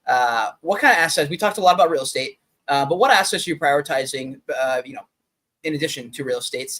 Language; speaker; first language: English; native; English